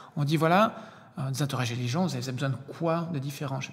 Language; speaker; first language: French; native; French